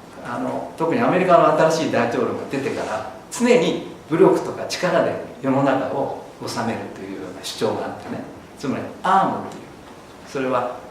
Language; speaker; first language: Japanese; native; Japanese